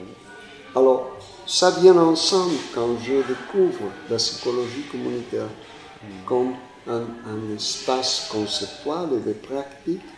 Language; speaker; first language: French; non-native, fluent; Spanish